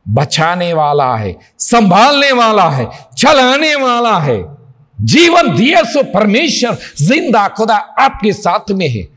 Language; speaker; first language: Hindi; non-native, local second language; Telugu